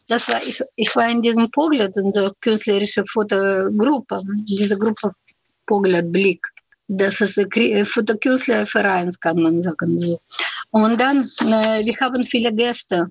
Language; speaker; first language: German; non-native, fluent; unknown